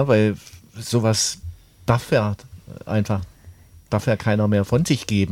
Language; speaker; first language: German; native; German